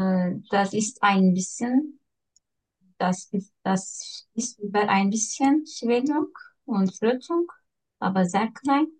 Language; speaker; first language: German; non-native, learner; Turkish